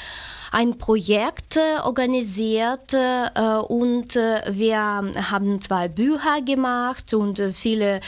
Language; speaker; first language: German; non-native, fluent; Ukrainian